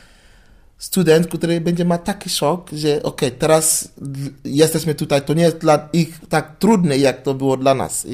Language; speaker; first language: Polish; non-native, learner; English